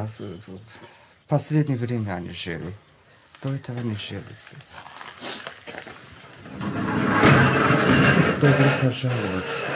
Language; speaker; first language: Russian; non-native, local second language; Azerbaijani